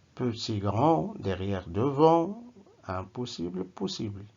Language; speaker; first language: French; non-native, local second language; Arabic